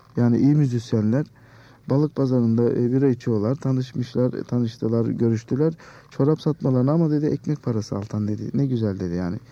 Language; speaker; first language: Turkish; native; Turkish